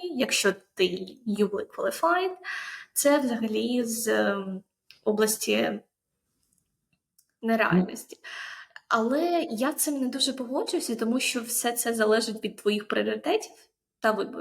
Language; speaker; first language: Ukrainian; native; Ukrainian